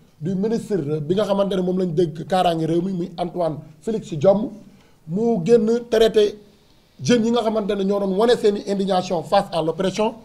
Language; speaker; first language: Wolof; native; Wolof